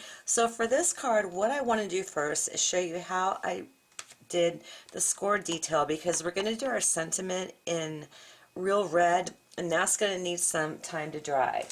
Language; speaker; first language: English; native; English